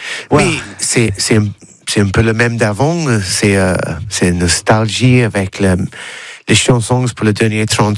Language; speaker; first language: French; non-native, learner; English